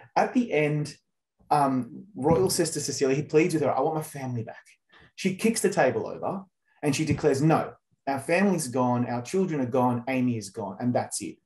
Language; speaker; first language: English; native; English